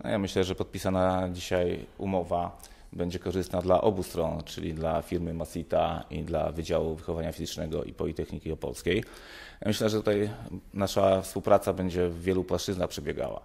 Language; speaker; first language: Polish; native; Polish